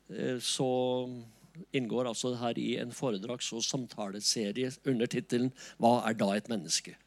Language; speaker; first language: Norwegian; native; Norwegian